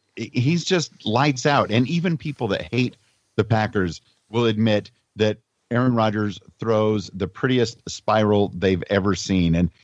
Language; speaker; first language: English; native; English